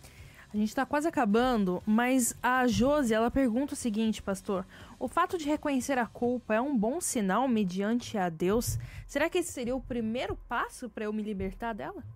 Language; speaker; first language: Portuguese; native; Portuguese